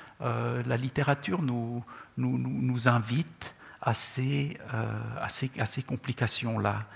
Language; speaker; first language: French; non-native, local second language; Czech